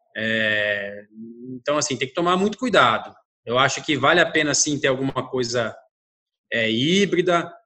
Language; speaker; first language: Portuguese; native; Portuguese